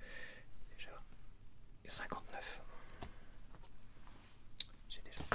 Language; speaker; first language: French; native; French